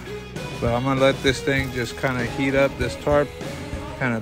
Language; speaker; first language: English; native; English